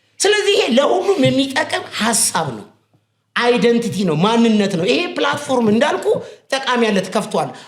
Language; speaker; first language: Amharic; native; Amharic